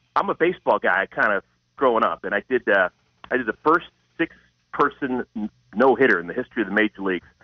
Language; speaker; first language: English; native; English